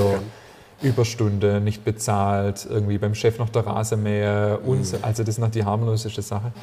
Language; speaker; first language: German; native; German